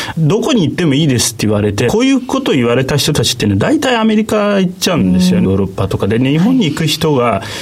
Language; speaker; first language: Japanese; non-native, fluent; Turkish